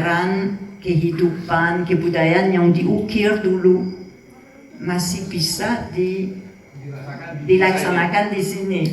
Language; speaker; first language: Indonesian; non-native, fluent; French